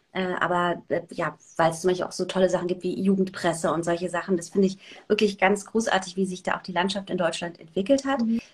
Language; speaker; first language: German; early bilingual, other home language; Persian